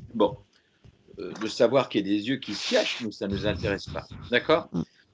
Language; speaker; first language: French; native; French